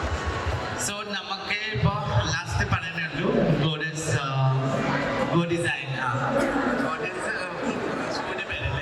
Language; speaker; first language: Malayalam; non-native, learner; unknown